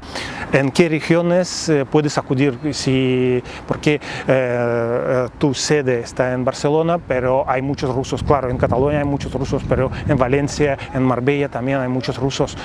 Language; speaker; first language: Spanish; non-native, fluent; Russian